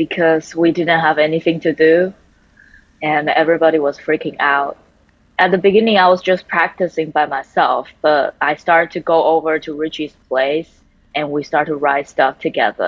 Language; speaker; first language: English; non-native, fluent; Chinese